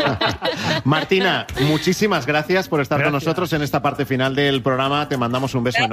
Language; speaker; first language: Spanish; native; Spanish